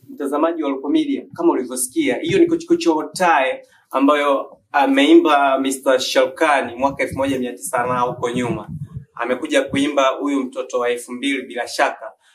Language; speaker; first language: Swahili; native; Swahili